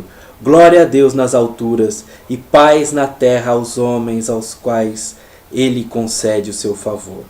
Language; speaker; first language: Portuguese; native; Portuguese